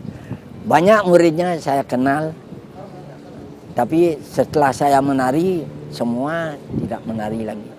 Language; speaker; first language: Indonesian; non-native, local second language; Balinese